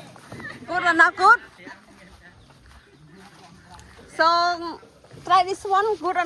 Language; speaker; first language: English; non-native, learner; Khmer